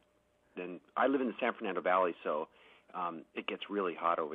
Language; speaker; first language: English; native; English